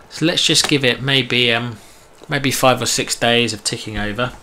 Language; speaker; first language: English; native; English